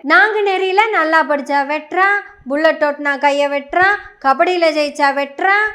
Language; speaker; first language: Tamil; non-native, local second language; Malayalam